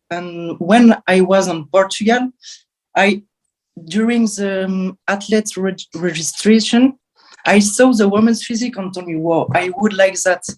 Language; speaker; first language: English; non-native, learner; French